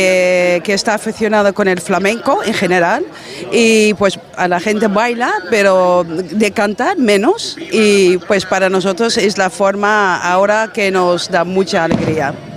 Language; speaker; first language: Spanish; non-native, fluent; Dutch